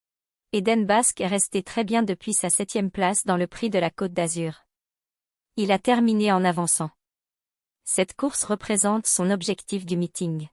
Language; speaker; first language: French; native; French